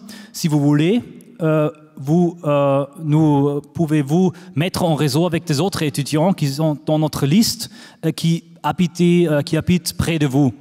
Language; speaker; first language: French; non-native, fluent; German